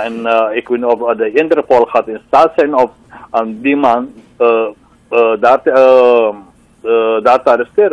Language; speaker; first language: Dutch; non-native, local second language; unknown